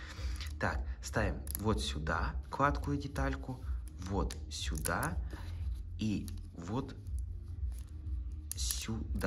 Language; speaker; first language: Russian; native; Russian